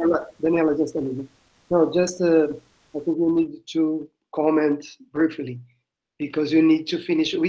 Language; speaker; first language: English; non-native, learner; Portuguese